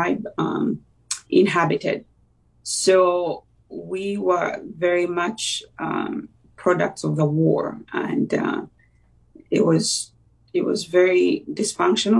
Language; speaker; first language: English; non-native, local second language; Ganda